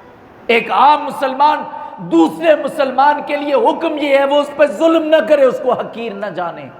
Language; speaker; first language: Urdu; native; Urdu